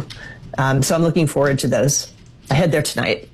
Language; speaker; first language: English; native; English